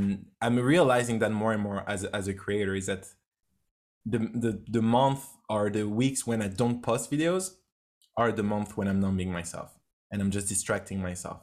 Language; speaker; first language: English; non-native, fluent; French